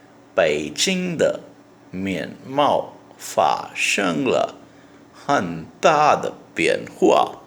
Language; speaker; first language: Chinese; non-native, learner; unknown